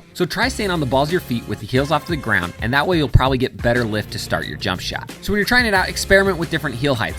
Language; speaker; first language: English; native; English